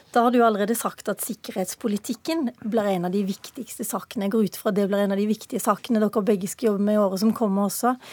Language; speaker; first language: Norwegian; native; Norwegian